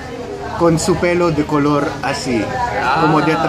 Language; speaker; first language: Spanish; non-native, fluent; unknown